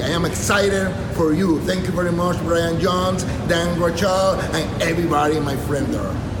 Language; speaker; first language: English; non-native, learner; Spanish